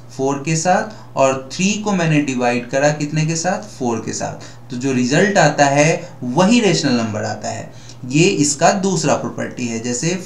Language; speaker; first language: Hindi; native; Hindi